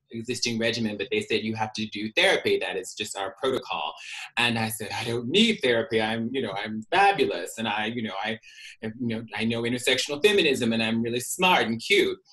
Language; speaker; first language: English; native; English